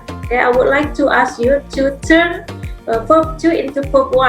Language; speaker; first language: English; non-native, fluent; Indonesian